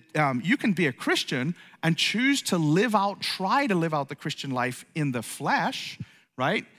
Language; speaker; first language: English; native; English